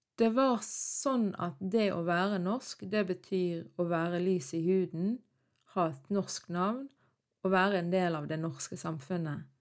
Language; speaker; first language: Norwegian; native; Norwegian